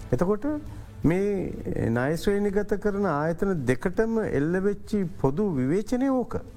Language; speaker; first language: Sinhala; native; Sinhala